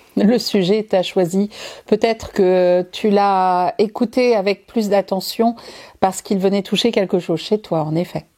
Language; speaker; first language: French; native; French